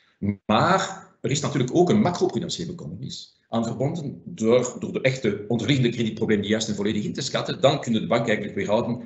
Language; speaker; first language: Dutch; non-native, fluent; French